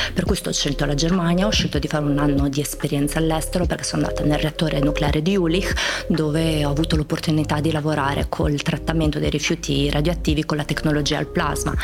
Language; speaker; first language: Italian; early bilingual, other home language; Croatian